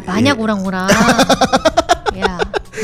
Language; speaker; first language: Indonesian; non-native, learner; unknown